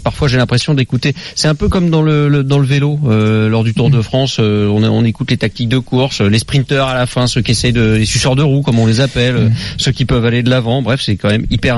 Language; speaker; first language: French; native; French